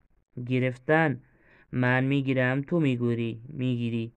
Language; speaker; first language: Persian; non-native, fluent; Urdu